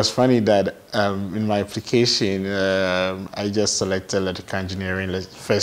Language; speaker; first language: English; non-native, local second language; Akan